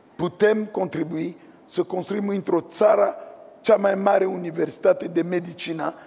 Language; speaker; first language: Romanian; non-native, fluent; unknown